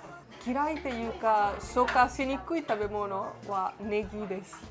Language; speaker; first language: Japanese; non-native, fluent; Italian